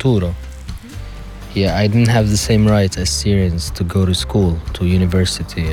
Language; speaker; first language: Slovenian; non-native, learner; Arabic